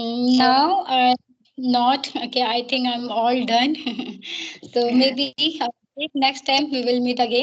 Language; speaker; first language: English; non-native, learner; Hindi